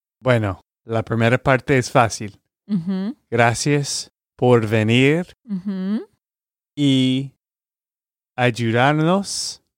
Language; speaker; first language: Spanish; non-native, learner; English